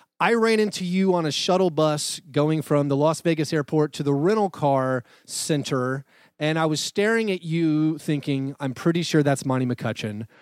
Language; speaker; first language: English; native; English